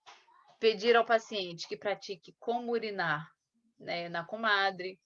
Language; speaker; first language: Portuguese; native; Portuguese